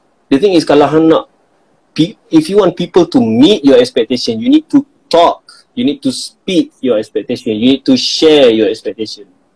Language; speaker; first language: English; non-native, local second language; Malay